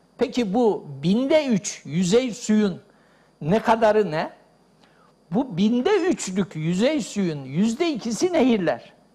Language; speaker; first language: Turkish; native; Turkish